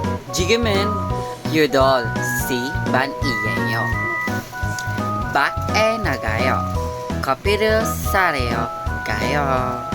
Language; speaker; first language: Korean; non-native, learner; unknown